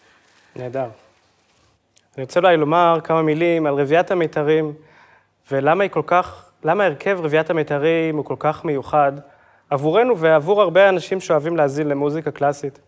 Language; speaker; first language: Hebrew; native; Hebrew